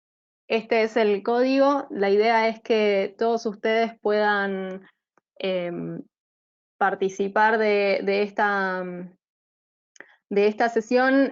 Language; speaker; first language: Spanish; native; Spanish